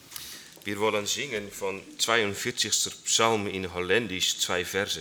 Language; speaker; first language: German; non-native, learner; Dutch